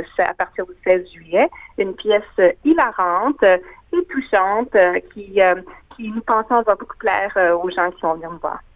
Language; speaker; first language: French; native; French